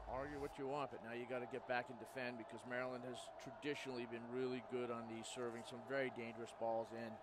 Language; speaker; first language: English; native; English